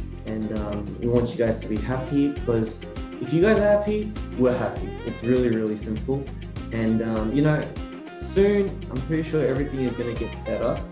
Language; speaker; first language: English; native; English